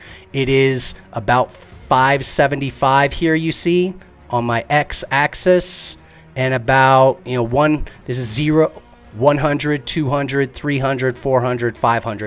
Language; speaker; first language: English; native; English